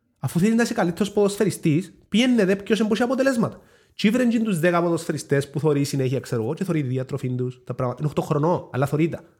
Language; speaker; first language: Greek; native; Greek